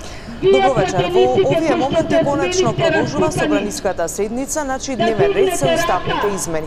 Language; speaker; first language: Macedonian; native; Macedonian